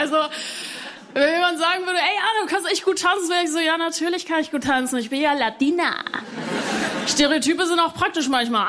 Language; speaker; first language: German; early bilingual, other home language; Spanish